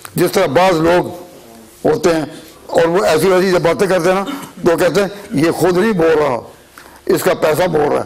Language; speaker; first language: Urdu; non-native, local second language; Punjabi